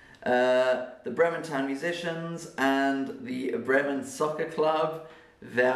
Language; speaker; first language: English; native; English